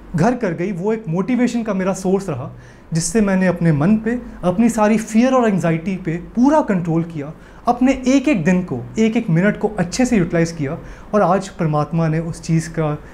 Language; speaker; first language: Hindi; native; Hindi